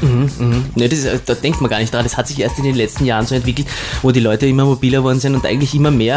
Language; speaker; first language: German; native; German